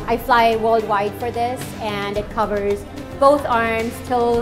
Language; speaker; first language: English; non-native, local second language; Urdu